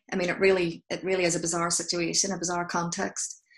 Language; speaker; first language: English; native; English